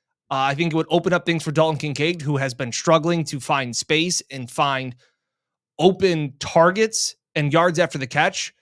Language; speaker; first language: English; native; English